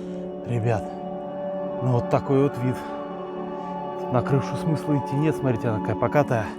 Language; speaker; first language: Russian; native; Russian